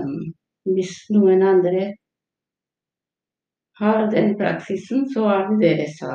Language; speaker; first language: Norwegian; non-native, fluent; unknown